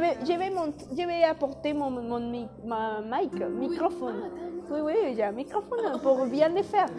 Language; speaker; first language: French; non-native, learner; Spanish